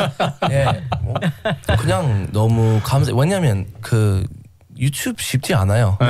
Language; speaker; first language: Korean; non-native, learner; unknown